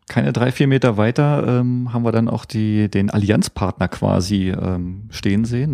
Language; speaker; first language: German; native; German